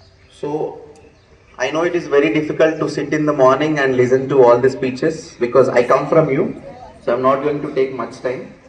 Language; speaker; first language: English; non-native, local second language; Telugu